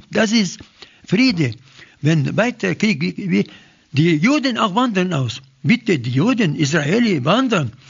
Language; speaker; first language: German; non-native, fluent; Arabic